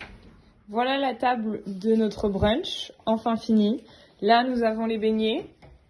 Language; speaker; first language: French; early bilingual, other home language; Arabic